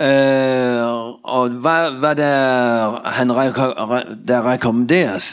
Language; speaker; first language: Danish; non-native, fluent; Russian